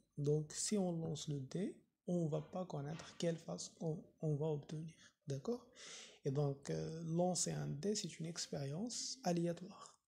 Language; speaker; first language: French; non-native, local second language; Arabic